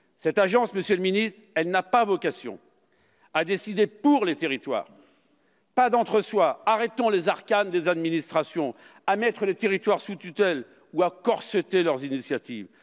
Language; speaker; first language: French; native; French